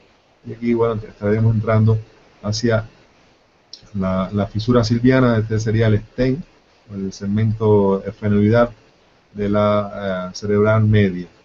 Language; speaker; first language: Spanish; native; Spanish